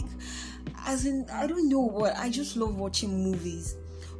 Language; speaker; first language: English; non-native, local second language; Igbo